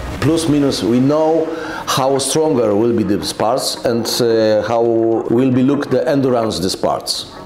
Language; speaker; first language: English; non-native, learner; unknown